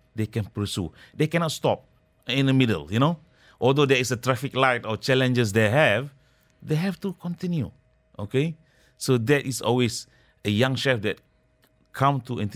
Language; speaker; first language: English; non-native, local second language; Malay